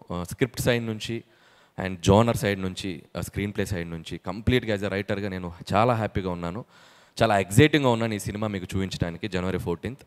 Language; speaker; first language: Telugu; native; Telugu